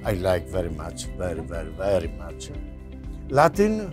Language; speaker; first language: English; non-native, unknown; Italian